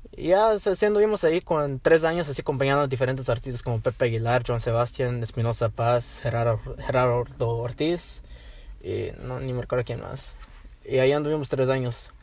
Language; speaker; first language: Spanish; early bilingual, heritage; Spanish